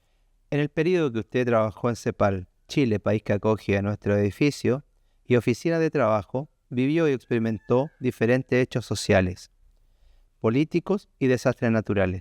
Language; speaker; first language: Spanish; native; Spanish